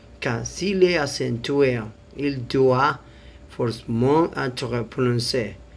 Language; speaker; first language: French; non-native, learner; Spanish